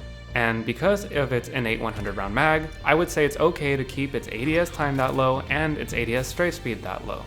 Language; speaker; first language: English; native; English